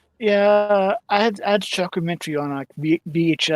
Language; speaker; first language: English; native; English